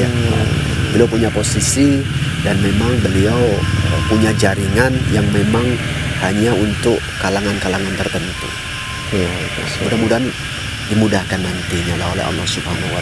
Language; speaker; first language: Indonesian; native; Indonesian